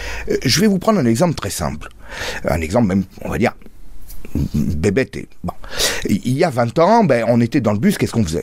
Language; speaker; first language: French; native; French